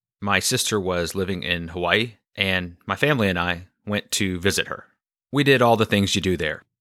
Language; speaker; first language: English; native; English